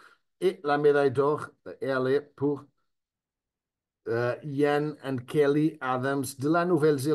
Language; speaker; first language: French; non-native, fluent; Spanish